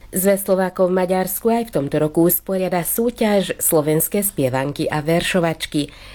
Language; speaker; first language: Slovak; early bilingual, heritage; Slovak